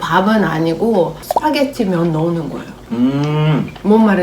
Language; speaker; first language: Korean; non-native, fluent; Russian